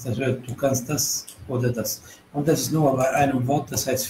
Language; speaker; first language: German; non-native, fluent; Arabic